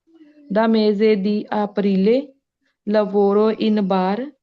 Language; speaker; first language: Italian; non-native, learner; Punjabi